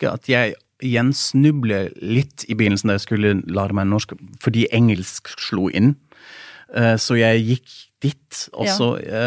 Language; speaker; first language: Norwegian; non-native, fluent; German